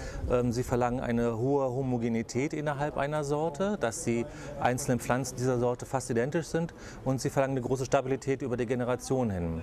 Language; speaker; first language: German; native; German